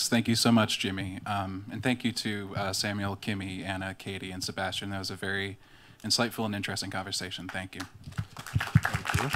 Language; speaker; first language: English; native; English